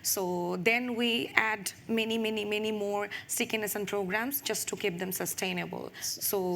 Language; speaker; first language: English; non-native, local second language; Bangla